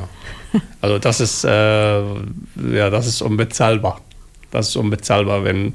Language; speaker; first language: German; non-native, learner; Somali